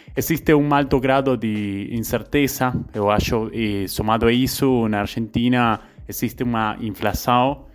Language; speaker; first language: Portuguese; non-native, learner; Spanish